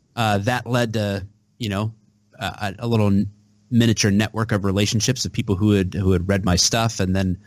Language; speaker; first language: English; native; English